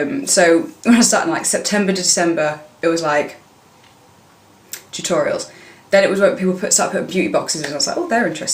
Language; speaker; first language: English; native; English